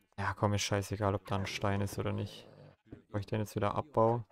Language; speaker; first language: German; native; German